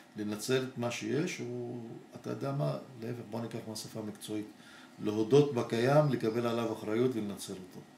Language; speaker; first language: Hebrew; non-native, local second language; Arabic